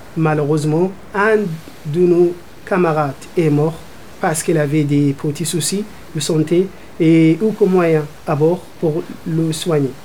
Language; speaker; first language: French; non-native, learner; Arabic